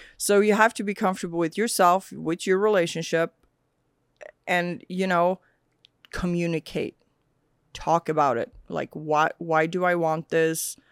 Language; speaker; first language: English; early bilingual, other home language; Swedish